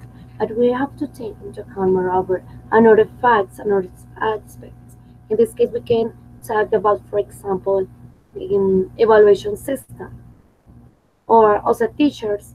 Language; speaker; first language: English; non-native, fluent; Spanish